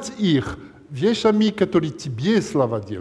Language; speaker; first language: Russian; non-native, learner; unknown